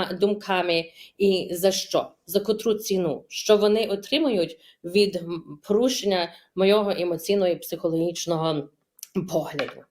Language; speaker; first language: Ukrainian; early bilingual, heritage; Ukrainian